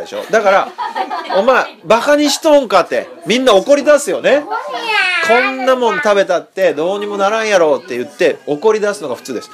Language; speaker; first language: Japanese; native; Japanese